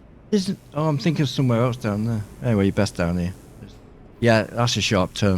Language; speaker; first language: English; native; English